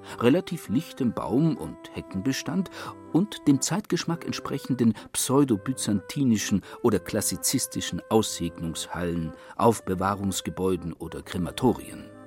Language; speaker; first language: German; native; German